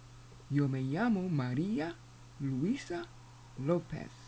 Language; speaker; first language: Spanish; non-native, fluent; English